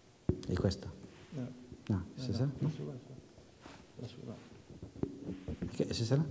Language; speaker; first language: French; native; French